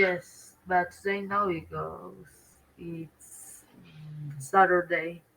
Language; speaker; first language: English; non-native, learner; Spanish